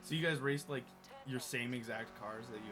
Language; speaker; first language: English; native; English